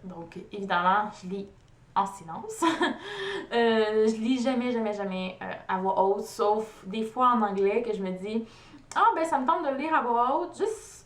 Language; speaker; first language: French; native; French